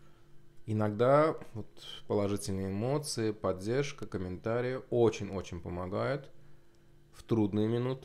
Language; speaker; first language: Russian; non-native, local second language; Azerbaijani